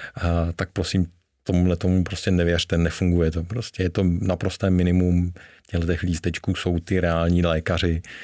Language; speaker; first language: Czech; native; Czech